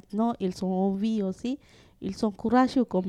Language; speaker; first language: French; non-native, learner; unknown